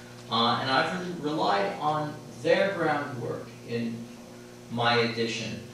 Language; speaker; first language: English; native; English